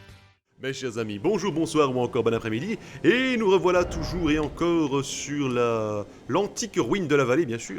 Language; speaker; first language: French; native; French